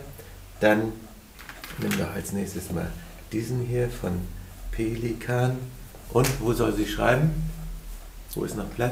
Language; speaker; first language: German; native; German